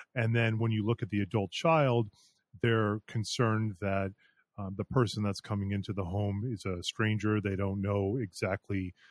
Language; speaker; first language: English; native; English